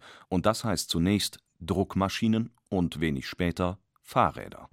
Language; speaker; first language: German; native; German